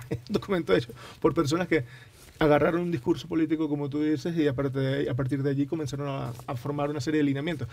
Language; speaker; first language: Spanish; native; Spanish